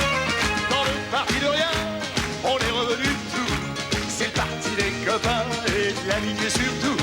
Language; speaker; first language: French; native; French